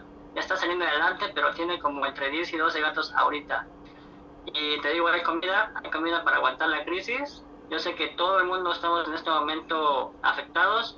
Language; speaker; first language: Spanish; native; Spanish